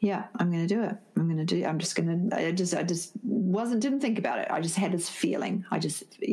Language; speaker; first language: English; native; English